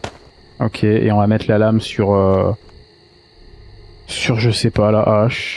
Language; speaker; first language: French; native; French